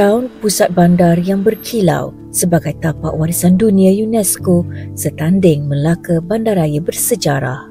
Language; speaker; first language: Malay; native; Malay